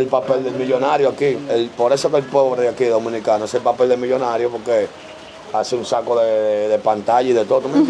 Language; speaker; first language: Spanish; native; Spanish